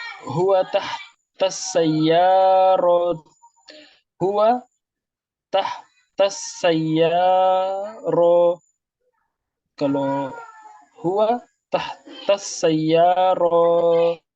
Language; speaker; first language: Arabic; non-native, learner; Indonesian